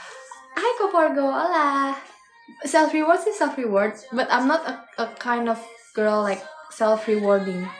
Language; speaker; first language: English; non-native, fluent; Indonesian